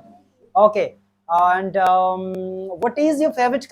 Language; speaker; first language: English; non-native, local second language; Bangla